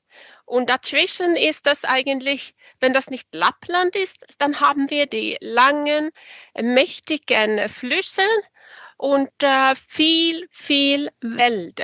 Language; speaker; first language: German; non-native, fluent; Swedish